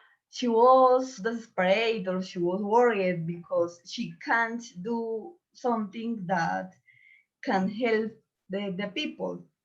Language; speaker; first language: English; non-native, learner; Spanish